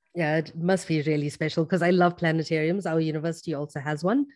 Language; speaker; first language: English; native; English